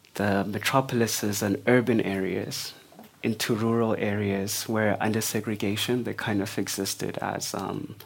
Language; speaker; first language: English; non-native, local second language; Xhosa